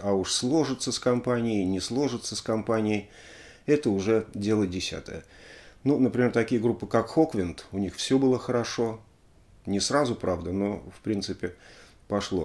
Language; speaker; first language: Russian; native; Russian